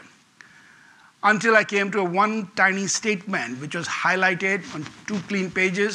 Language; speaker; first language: English; non-native, local second language; Punjabi